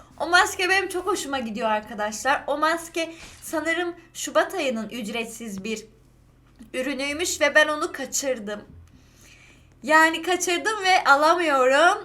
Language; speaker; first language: Turkish; native; Turkish